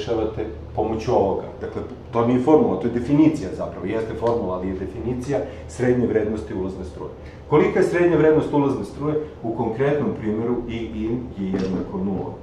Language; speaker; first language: Serbian; native; Serbian